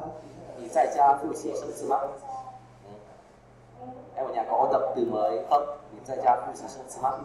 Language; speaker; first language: Chinese; non-native, fluent; Vietnamese